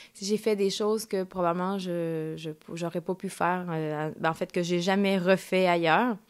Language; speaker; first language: French; early bilingual, other home language; Spanish